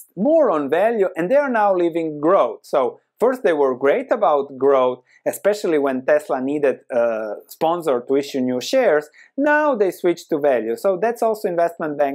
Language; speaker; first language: English; non-native, fluent; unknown